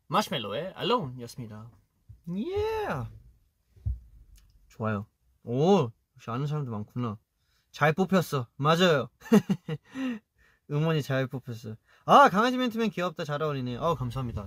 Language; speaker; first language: Korean; early bilingual, heritage; Korean